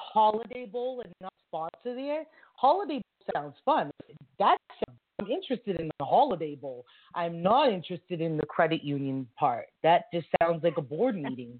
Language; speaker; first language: English; native; English